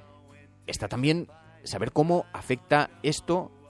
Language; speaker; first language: Spanish; native; Spanish